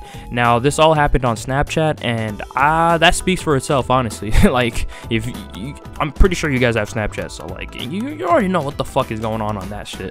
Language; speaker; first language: English; native; English